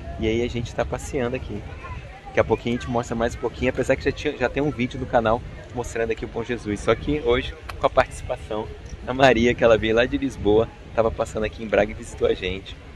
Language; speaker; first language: Portuguese; native; Portuguese